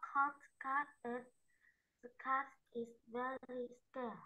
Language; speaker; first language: English; non-native, learner; Vietnamese